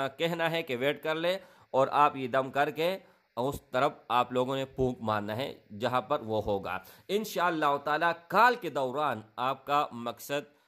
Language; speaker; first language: Urdu; non-native, local second language; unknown